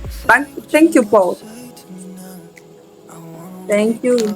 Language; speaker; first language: English; non-native, learner; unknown